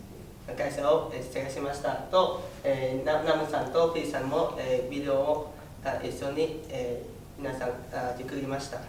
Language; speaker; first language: Japanese; non-native, learner; Vietnamese